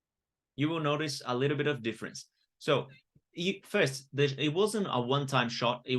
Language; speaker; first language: English; non-native, fluent; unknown